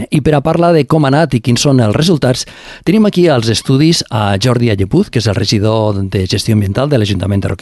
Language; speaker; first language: Catalan; native; Catalan